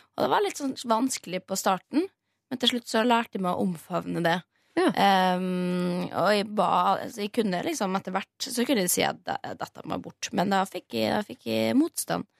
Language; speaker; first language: Norwegian; native; Norwegian